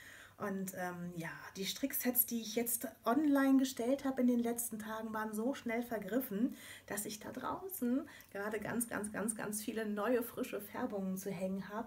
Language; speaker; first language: German; native; German